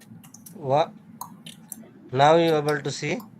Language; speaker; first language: English; non-native, learner; Urdu